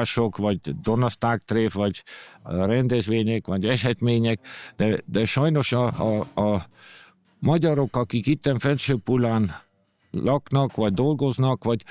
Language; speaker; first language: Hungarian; early bilingual, heritage; Hungarian